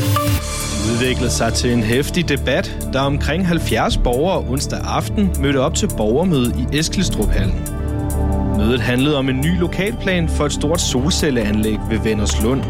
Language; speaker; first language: Danish; native; Danish